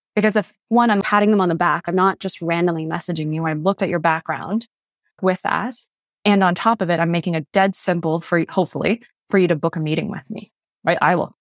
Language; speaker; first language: English; non-native, fluent; Chinese